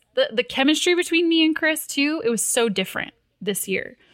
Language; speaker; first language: English; native; English